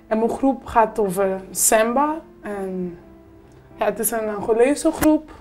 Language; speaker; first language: Dutch; early bilingual, other home language; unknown